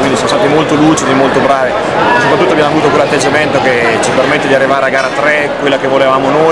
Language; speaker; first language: Italian; native; Italian